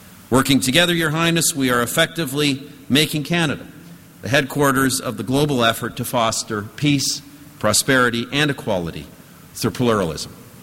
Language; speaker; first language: English; native; English